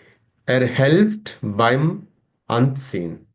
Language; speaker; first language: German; non-native, learner; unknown